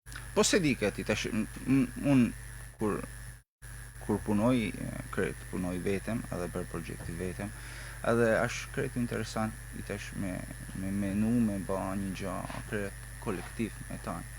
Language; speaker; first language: Albanian; early bilingual, heritage; Albanian